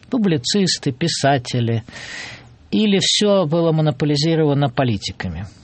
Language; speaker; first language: Russian; native; Russian